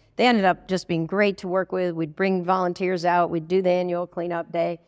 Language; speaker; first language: English; native; English